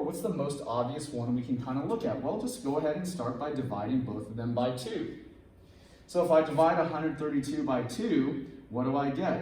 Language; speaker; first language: English; native; English